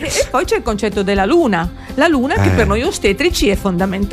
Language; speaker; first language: Italian; native; Italian